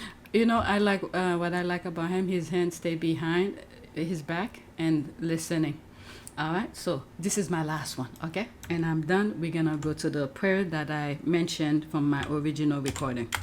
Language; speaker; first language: English; native; English